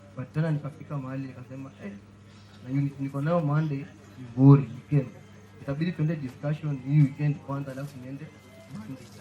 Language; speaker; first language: Swahili; non-native, local second language; Luyia